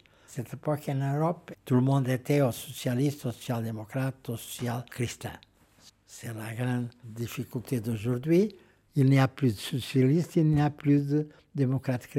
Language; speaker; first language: French; non-native, fluent; Portuguese